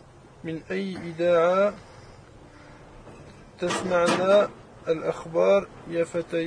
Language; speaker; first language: Arabic; non-native, learner; French